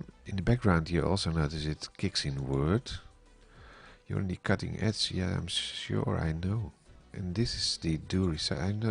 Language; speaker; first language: English; non-native, fluent; Dutch